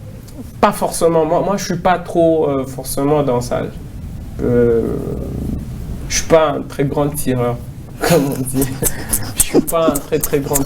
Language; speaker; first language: French; non-native, local second language; Swahili